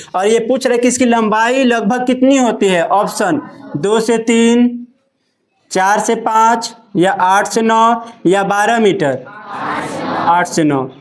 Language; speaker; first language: Hindi; native; Hindi